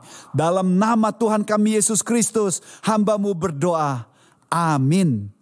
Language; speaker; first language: Indonesian; native; Indonesian